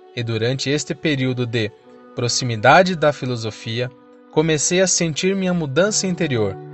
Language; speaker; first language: Portuguese; native; Portuguese